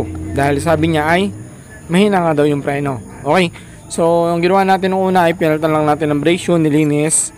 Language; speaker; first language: Filipino; native; Filipino